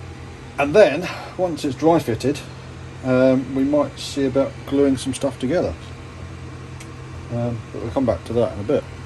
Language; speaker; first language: English; native; English